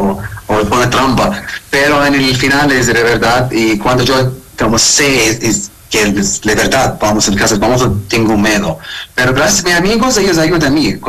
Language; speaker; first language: Spanish; non-native, learner; Arabic